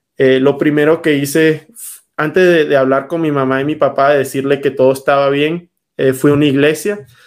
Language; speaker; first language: Spanish; native; Spanish